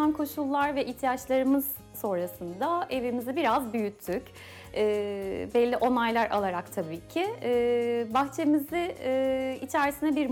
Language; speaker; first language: Turkish; native; Turkish